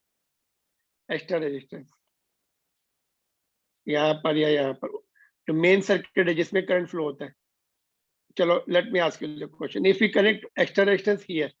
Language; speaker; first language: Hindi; non-native, local second language; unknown